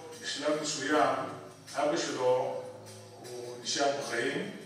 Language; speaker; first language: Hebrew; early bilingual, other home language; Polish